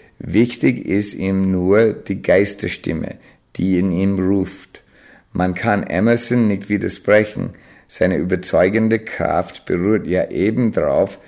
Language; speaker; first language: German; non-native, fluent; English